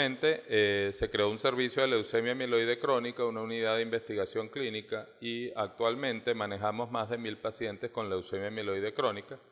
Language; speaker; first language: Spanish; native; Spanish